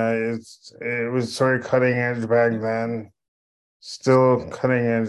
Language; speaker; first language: English; native; English